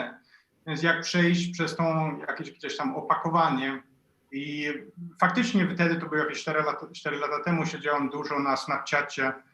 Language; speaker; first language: Polish; non-native, fluent; Swedish